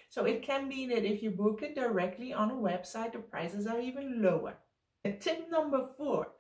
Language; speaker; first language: English; non-native, fluent; Dutch